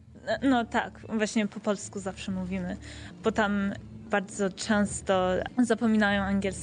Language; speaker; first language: Polish; early bilingual, heritage; Polish